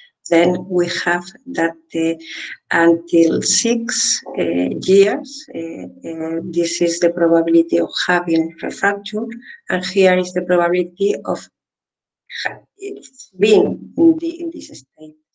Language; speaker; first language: English; non-native, fluent; Spanish